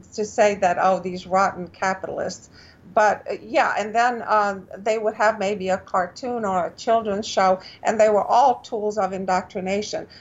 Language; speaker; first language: English; non-native, fluent; Romanian